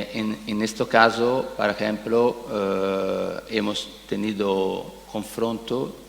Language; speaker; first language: Spanish; non-native, learner; Italian